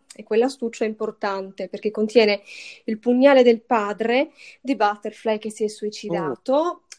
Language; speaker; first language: Italian; native; Italian